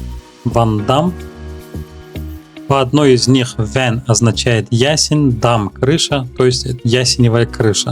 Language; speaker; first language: Russian; native; Russian